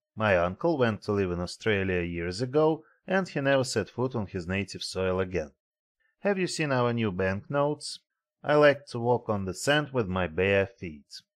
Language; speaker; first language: English; non-native, fluent; Russian